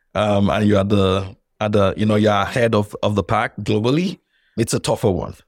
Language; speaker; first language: English; non-native, local second language; Yoruba